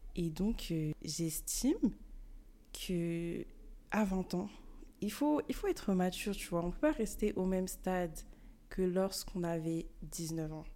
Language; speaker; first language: French; early bilingual, other home language; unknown